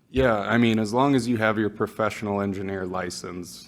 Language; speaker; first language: English; native; English